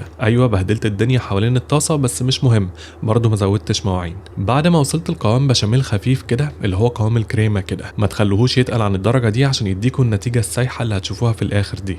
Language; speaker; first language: Arabic; native; Arabic